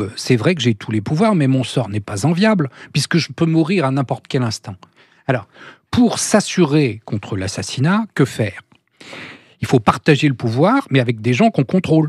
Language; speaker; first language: French; native; French